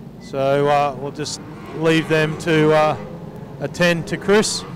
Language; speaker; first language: English; native; English